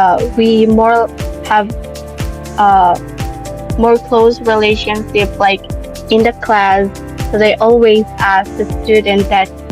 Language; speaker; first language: English; non-native, learner; Indonesian